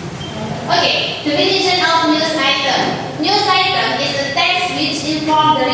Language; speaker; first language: English; non-native, learner; Indonesian